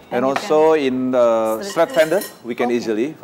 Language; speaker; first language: English; non-native, fluent; Indonesian